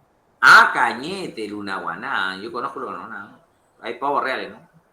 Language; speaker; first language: Spanish; native; Spanish